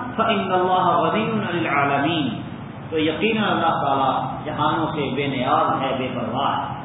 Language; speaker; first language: Urdu; non-native, local second language; Punjabi